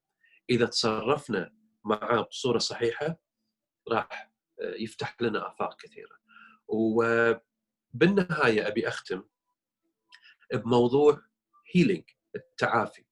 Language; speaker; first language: Arabic; native; Arabic